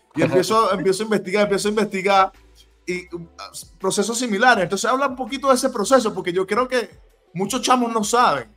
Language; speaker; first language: Spanish; native; Spanish